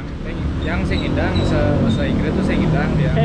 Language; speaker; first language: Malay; non-native, local second language; Balinese